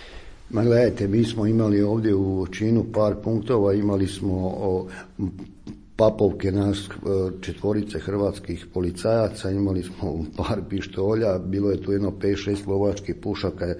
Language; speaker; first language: Serbian; native; Serbian